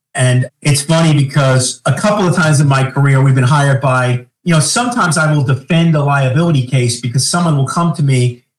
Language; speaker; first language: English; native; English